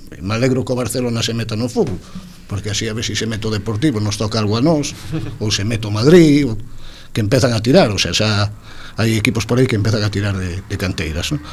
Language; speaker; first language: Galician; non-native, local second language; Spanish